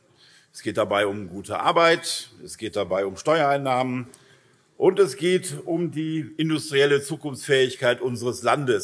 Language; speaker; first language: German; native; German